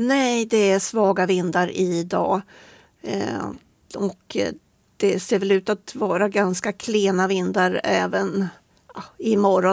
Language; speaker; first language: Swedish; native; Swedish